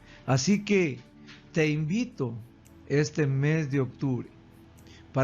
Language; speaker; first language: Spanish; native; Spanish